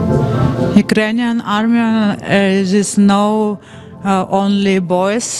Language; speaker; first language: English; non-native, learner; Ukrainian